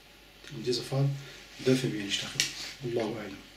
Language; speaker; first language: German; non-native, fluent; Arabic